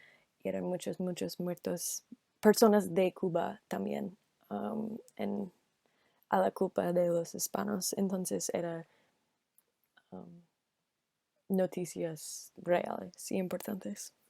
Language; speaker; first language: Spanish; non-native, learner; English